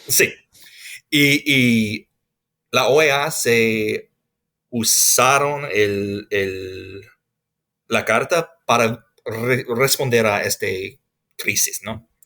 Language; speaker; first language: Spanish; non-native, fluent; English